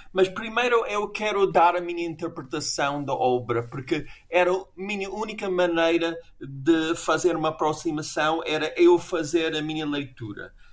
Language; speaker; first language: Portuguese; non-native, fluent; English